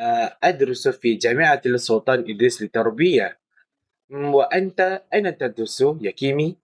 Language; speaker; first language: Arabic; non-native, learner; Malay